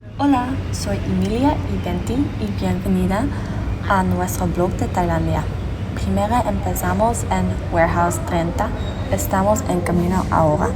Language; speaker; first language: Spanish; non-native, learner; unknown